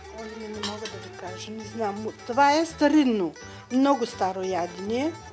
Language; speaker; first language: Bulgarian; native; Bulgarian